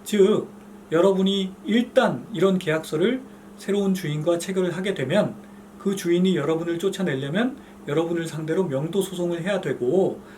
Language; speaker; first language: Korean; native; Korean